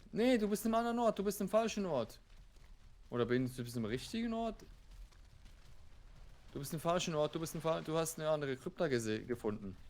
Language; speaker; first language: German; native; German